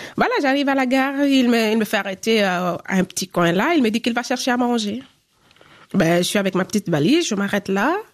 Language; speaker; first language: French; non-native, local second language; Fula